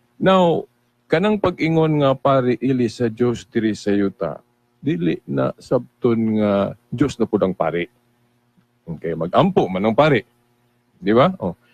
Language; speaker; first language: Cebuano; native; Cebuano